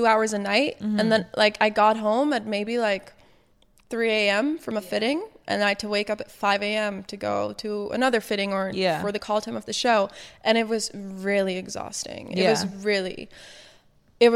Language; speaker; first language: English; non-native, fluent; Dutch